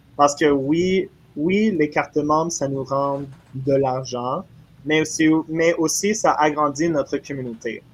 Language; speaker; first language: French; native; French